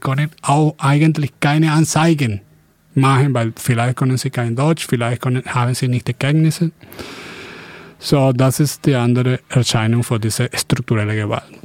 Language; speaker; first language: German; non-native, fluent; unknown